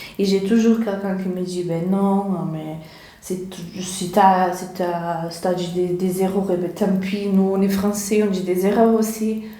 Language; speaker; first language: French; non-native, learner; Portuguese